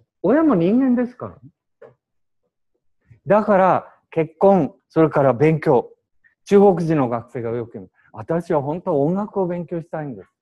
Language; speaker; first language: Japanese; native; Japanese